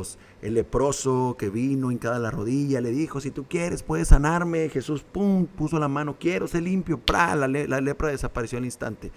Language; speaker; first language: Spanish; native; Spanish